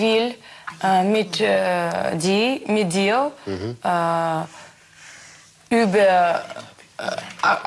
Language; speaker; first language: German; non-native, learner; Russian